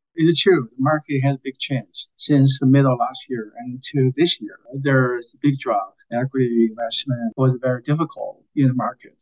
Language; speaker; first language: English; non-native, fluent; Chinese